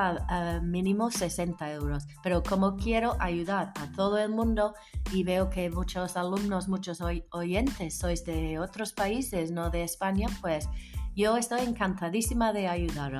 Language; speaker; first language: Spanish; non-native, fluent; English